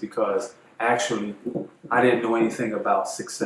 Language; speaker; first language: English; native; English